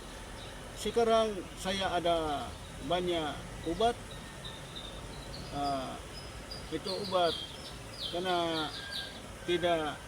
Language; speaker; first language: Indonesian; non-native, learner; Cebuano